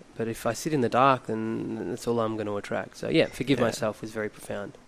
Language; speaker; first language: English; native; English